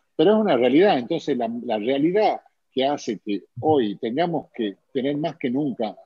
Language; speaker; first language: Spanish; native; Spanish